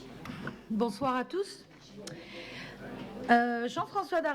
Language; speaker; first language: French; native; French